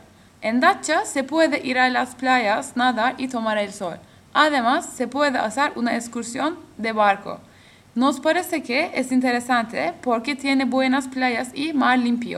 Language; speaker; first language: Spanish; non-native, learner; Turkish